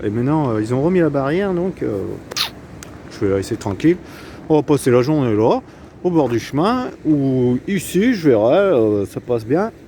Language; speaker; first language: French; native; French